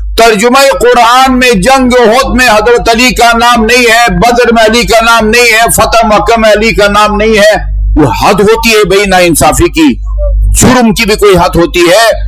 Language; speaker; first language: Urdu; non-native, local second language; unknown